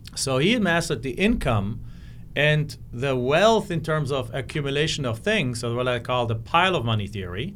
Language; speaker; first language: English; non-native, fluent; German